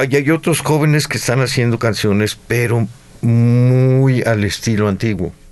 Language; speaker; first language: Spanish; native; Spanish